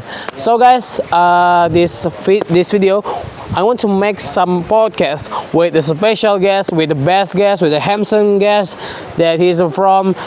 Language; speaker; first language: English; non-native, learner; Indonesian